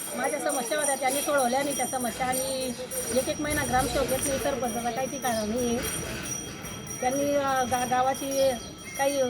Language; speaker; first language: Marathi; native; Marathi